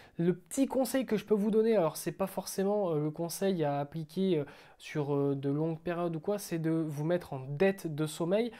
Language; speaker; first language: French; native; French